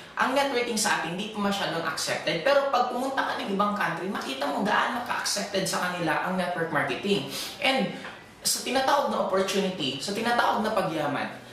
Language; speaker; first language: Filipino; non-native, local second language; Bikol